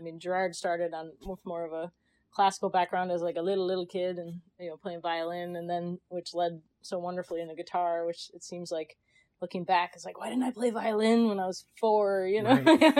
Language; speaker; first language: English; native; English